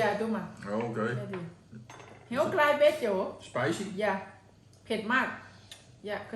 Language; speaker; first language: Dutch; non-native, learner; Thai